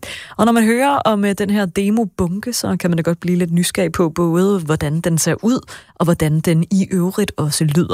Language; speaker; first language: Danish; native; Danish